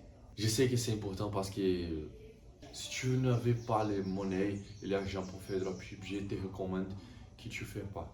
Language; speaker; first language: French; non-native, learner; Portuguese